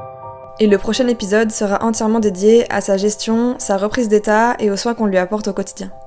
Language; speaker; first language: French; native; French